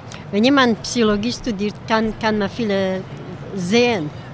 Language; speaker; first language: German; non-native, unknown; Hungarian